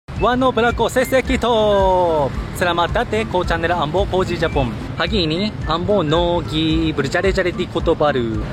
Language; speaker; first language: Malay; non-native, fluent; Japanese